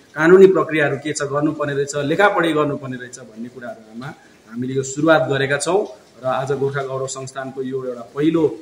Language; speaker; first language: Nepali; native; Nepali